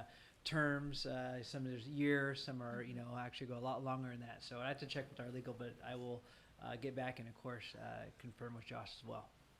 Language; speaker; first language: English; native; English